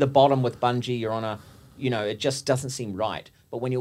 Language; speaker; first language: English; native; English